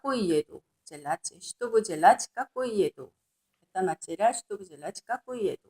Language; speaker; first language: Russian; non-native, learner; Korean